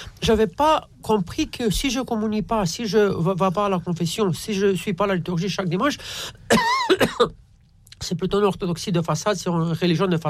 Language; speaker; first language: French; non-native, fluent; Romanian